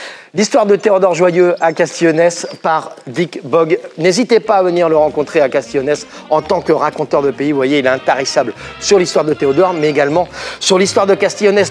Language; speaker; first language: French; native; French